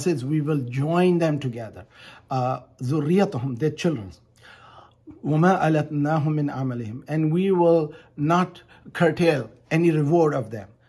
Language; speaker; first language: English; non-native, fluent; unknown